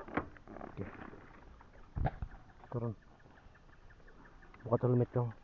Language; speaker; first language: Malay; non-native, local second language; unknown